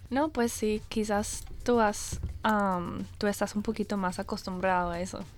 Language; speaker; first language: Spanish; non-native, fluent; English